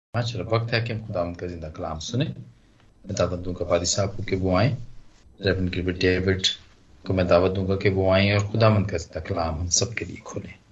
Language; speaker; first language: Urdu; non-native, local second language; Punjabi